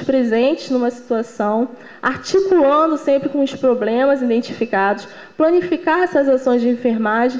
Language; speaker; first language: Portuguese; native; Portuguese